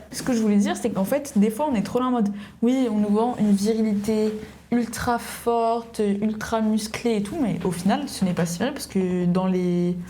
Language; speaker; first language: French; native; French